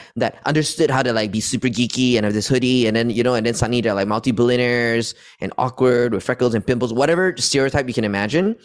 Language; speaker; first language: English; non-native, local second language; Chinese